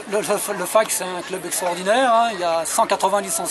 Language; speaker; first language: French; native; French